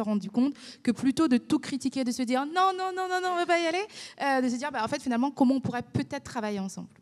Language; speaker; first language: French; native; French